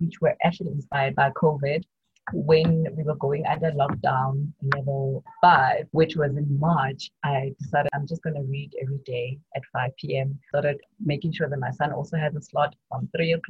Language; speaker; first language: English; non-native, local second language; Tswana